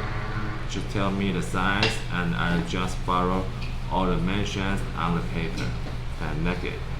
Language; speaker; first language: English; non-native, learner; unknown